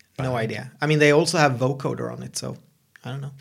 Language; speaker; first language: English; non-native, fluent; Swedish